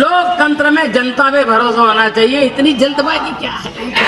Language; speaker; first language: Hindi; native; Hindi